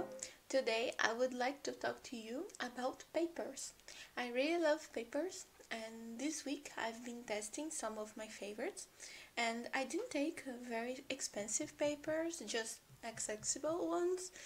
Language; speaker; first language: English; non-native, fluent; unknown